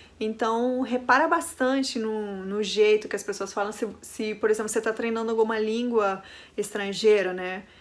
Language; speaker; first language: Portuguese; non-native, fluent; Spanish